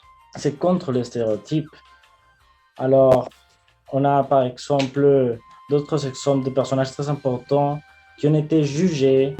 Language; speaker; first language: French; non-native, fluent; Spanish